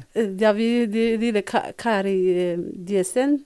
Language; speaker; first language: Norwegian; non-native, fluent; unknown